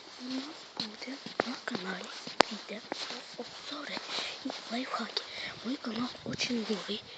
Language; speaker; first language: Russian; non-native, local second language; Ukrainian